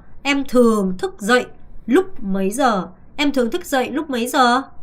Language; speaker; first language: Vietnamese; non-native, fluent; Korean